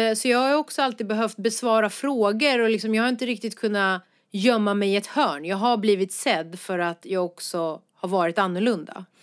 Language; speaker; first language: Swedish; early bilingual, other home language; Persian